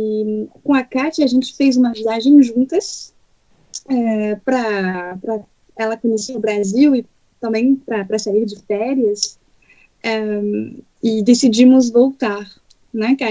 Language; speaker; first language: Portuguese; non-native, fluent; French